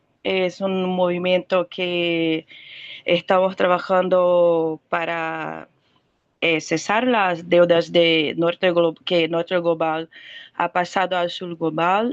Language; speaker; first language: Spanish; non-native, fluent; Portuguese